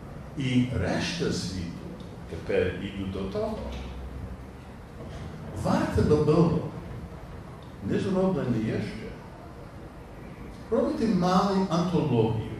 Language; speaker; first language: Polish; non-native, learner; English